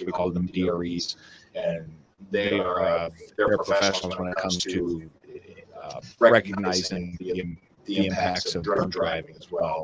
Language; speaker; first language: English; native; English